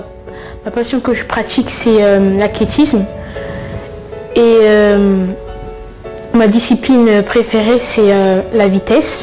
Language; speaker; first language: French; early bilingual, other home language; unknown